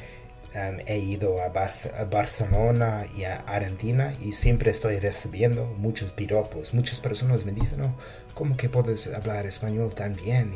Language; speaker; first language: Spanish; non-native, fluent; English